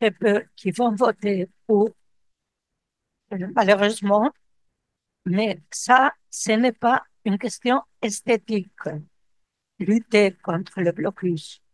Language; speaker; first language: French; non-native, fluent; Spanish